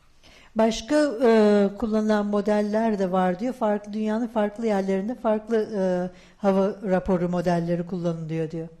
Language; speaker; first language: Turkish; native; Turkish